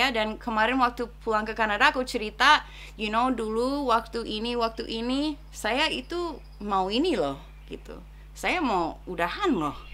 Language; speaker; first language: Indonesian; non-native, fluent; English